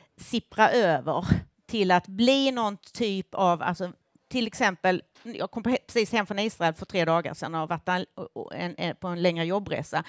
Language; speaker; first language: Swedish; native; Swedish